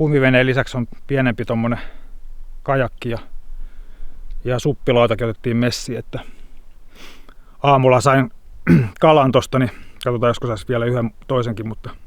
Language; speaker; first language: Finnish; native; Finnish